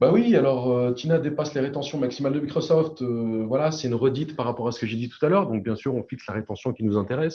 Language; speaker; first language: French; native; French